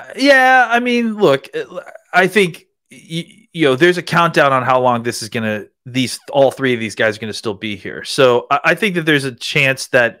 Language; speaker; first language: English; native; English